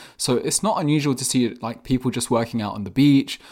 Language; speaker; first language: English; native; English